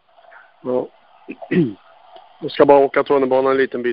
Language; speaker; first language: Swedish; native; Swedish